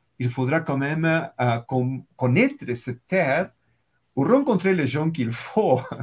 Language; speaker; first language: French; non-native, fluent; Spanish